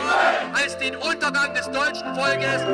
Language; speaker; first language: German; native; German